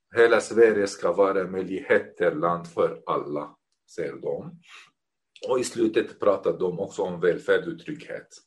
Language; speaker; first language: Swedish; non-native, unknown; Arabic